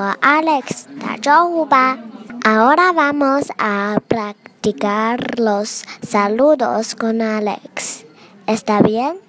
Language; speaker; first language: Spanish; non-native, learner; Chinese